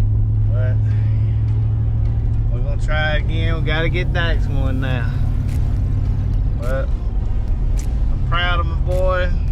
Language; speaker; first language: English; native; English